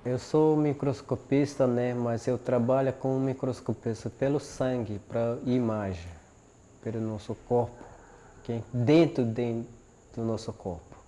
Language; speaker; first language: Portuguese; non-native, local second language; Yanomámi